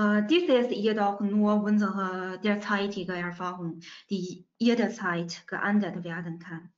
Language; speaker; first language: German; non-native, fluent; Chinese